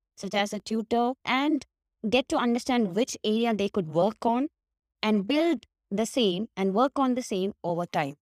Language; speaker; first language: English; non-native, local second language; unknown